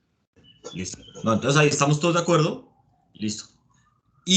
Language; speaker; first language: Spanish; native; Spanish